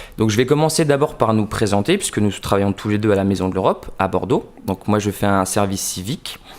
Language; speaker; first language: French; native; French